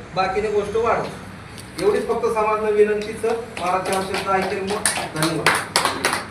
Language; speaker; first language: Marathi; non-native, local second language; Rajasthani